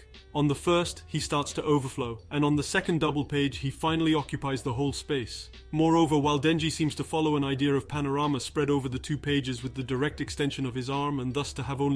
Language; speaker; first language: English; non-native, fluent; French